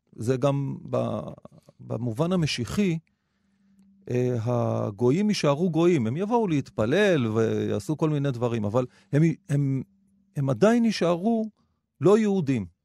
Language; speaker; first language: Hebrew; native; Hebrew